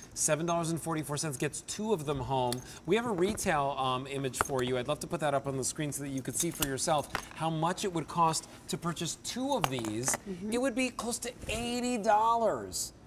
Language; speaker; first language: English; native; English